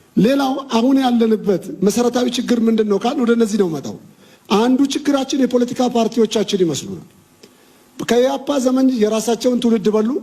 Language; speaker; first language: Amharic; non-native, local second language; Oromo